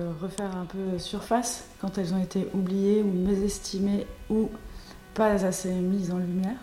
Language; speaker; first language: French; native; French